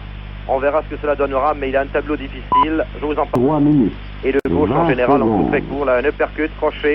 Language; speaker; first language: French; native; French